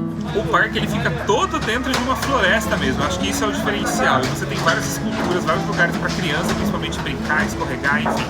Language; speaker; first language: Portuguese; native; Portuguese